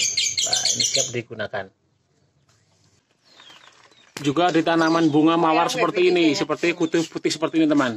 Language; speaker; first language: Indonesian; native; Indonesian